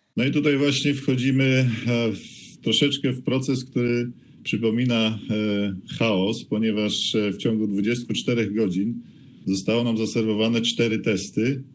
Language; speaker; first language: Polish; native; Polish